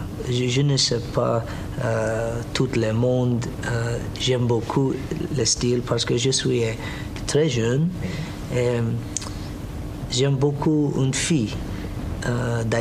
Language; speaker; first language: French; non-native, learner; English